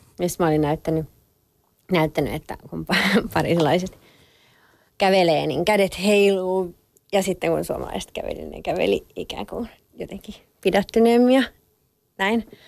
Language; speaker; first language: Finnish; early bilingual, other home language; French